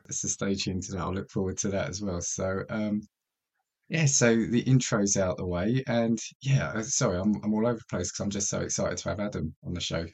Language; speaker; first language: English; native; English